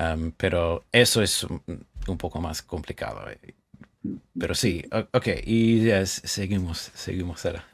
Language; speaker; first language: Spanish; non-native, fluent; English